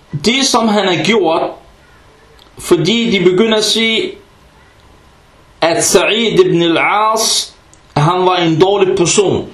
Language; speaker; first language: Danish; early bilingual, other home language; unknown